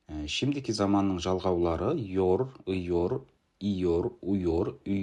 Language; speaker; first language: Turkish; non-native, fluent; Kazakh